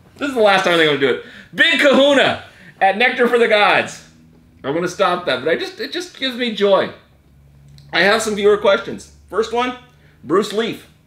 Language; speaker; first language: English; native; English